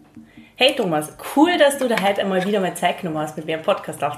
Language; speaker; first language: German; native; German